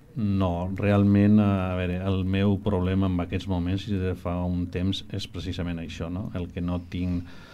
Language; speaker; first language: Catalan; non-native, local second language; Spanish